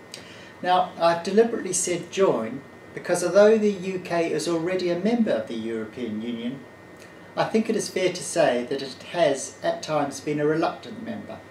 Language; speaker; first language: English; native; English